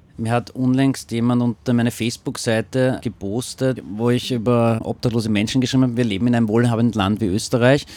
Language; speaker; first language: German; native; German